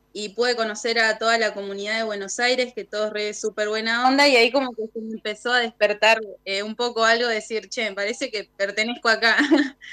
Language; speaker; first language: Spanish; native; Spanish